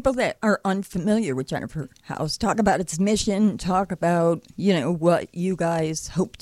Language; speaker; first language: English; native; English